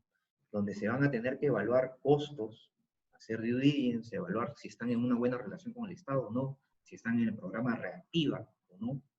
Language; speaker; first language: Spanish; native; Spanish